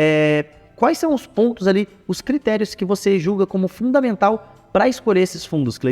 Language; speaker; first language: Portuguese; native; Portuguese